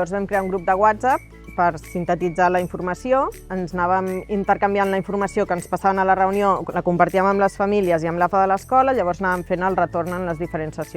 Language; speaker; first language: Catalan; native; Catalan